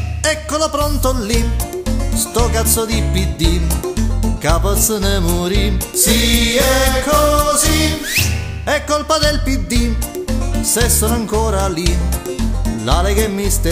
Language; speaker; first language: Italian; native; Italian